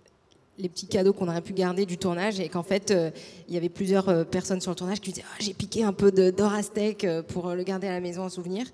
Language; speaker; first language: French; native; French